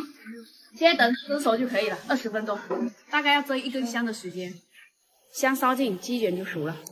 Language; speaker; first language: Chinese; native; Chinese